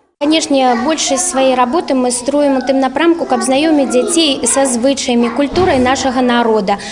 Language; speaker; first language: Belarusian; non-native, local second language; Russian